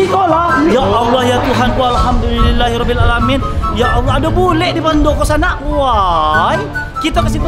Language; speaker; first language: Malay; non-native, local second language; Minangkabau